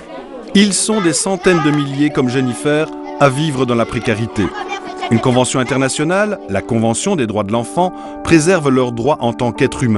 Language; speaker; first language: French; native; French